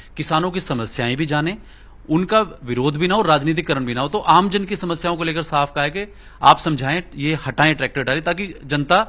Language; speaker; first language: Hindi; non-native, local second language; Punjabi